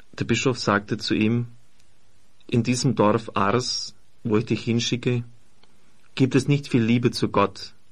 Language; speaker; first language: German; native; German